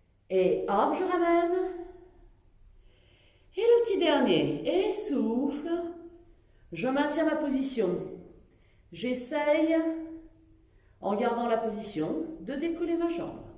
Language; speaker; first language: French; native; French